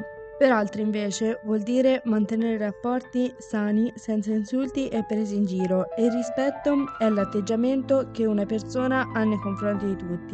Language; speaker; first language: Italian; native; Italian